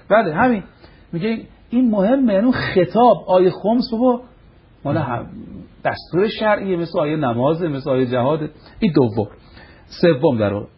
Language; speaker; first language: Persian; native; Persian